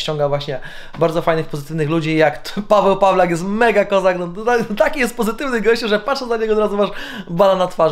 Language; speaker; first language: Polish; native; Polish